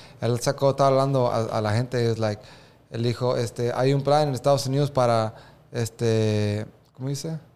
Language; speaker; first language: Spanish; early bilingual, heritage; Spanish